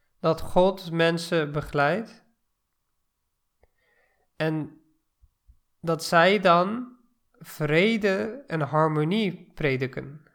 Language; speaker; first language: Dutch; non-native, fluent; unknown